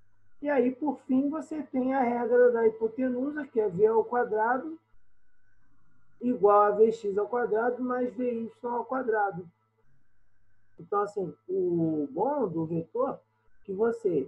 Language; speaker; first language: Portuguese; native; Portuguese